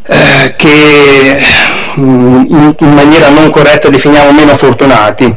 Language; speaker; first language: Italian; native; Italian